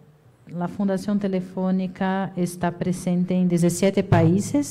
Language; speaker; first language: Spanish; non-native, fluent; Portuguese